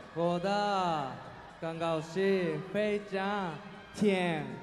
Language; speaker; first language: Chinese; non-native, learner; Japanese